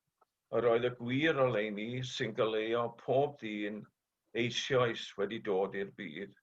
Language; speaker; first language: Welsh; native; Welsh